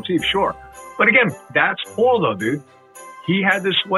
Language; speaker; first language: English; native; English